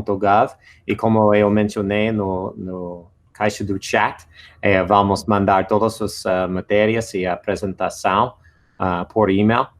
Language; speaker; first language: Portuguese; non-native, fluent; English